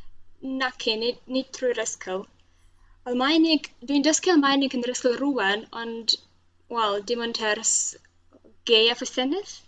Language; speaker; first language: Welsh; non-native, learner; Russian